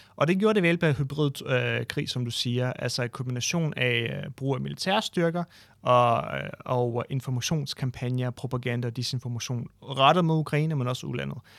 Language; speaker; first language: Danish; non-native, fluent; Ukrainian